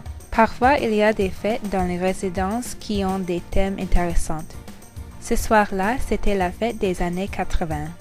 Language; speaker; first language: French; non-native, learner; English